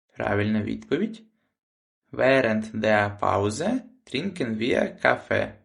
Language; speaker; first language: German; non-native, fluent; Ukrainian